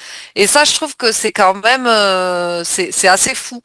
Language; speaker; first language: French; native; French